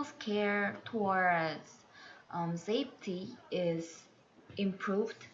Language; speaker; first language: English; non-native, learner; Korean